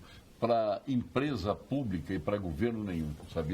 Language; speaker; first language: Portuguese; native; Portuguese